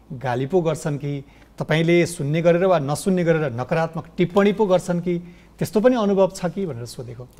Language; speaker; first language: Nepali; native; Nepali